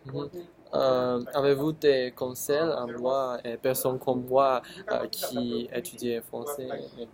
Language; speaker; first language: French; non-native, learner; Chinese